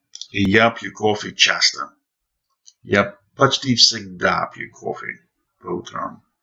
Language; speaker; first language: Russian; non-native, fluent; English